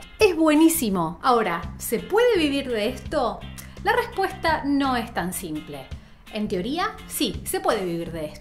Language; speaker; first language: Spanish; native; Spanish